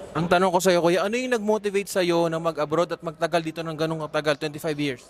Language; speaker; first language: Filipino; native; Filipino